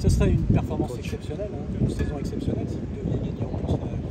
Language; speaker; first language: French; native; French